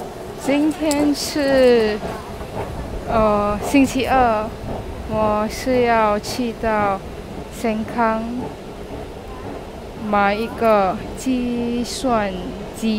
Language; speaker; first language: Chinese; non-native, local second language; English